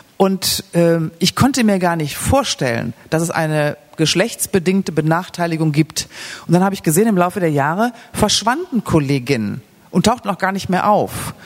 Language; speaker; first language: German; native; German